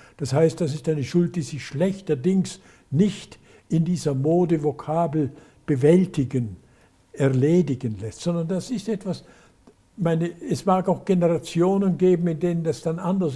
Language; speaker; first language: German; native; German